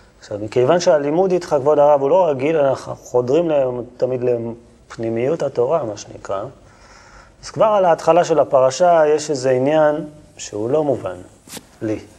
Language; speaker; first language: Hebrew; native; Hebrew